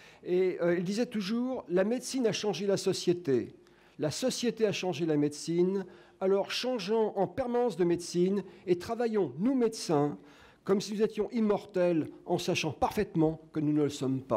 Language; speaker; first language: French; native; French